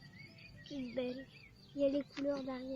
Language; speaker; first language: French; native; French